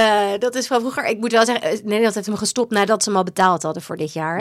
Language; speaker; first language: Dutch; native; Dutch